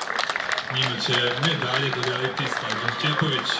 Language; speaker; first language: Croatian; native; Croatian